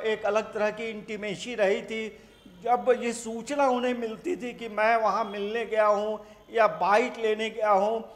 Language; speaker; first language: Hindi; native; Hindi